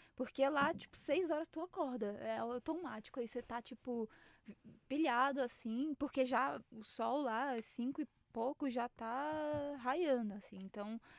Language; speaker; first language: Portuguese; native; Portuguese